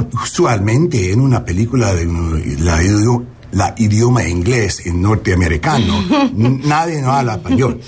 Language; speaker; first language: Spanish; early bilingual, heritage; English